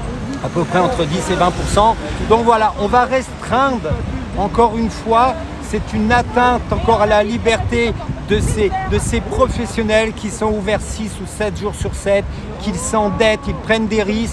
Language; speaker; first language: French; native; French